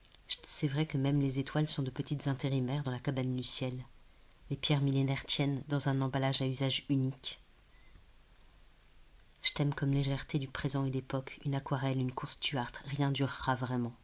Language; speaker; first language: French; native; French